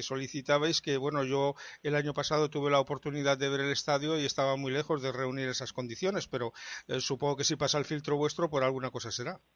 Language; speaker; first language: Spanish; native; Spanish